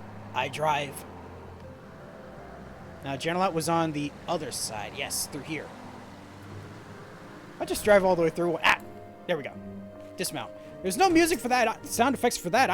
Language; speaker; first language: English; native; English